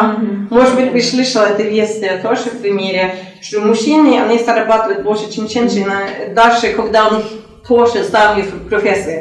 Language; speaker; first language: Russian; non-native, learner; Norwegian